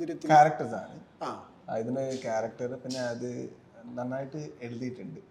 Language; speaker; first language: Malayalam; non-native, learner; Kannada